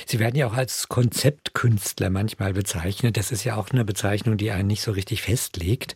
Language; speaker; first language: German; native; German